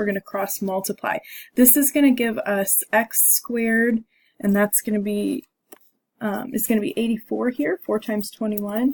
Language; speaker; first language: English; native; English